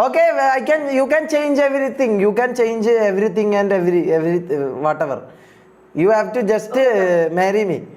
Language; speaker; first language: English; non-native, learner; Malayalam